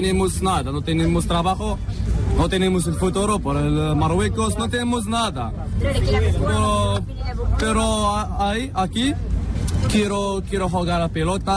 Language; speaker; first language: Spanish; non-native, learner; Arabic